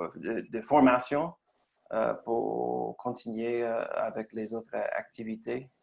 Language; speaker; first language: French; non-native, learner; English